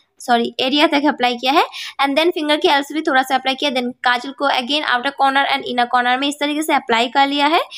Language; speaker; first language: Hindi; non-native, local second language; Bangla